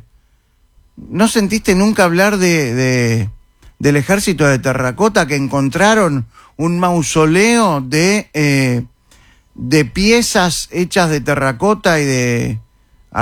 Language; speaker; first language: Spanish; native; Spanish